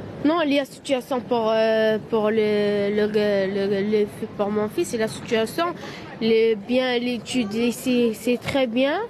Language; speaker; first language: French; non-native, learner; Arabic